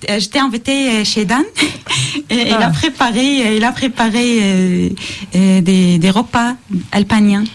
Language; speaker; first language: French; non-native, learner; Arabic